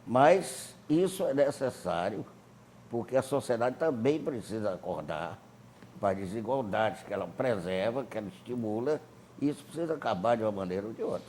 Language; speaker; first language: Portuguese; native; Portuguese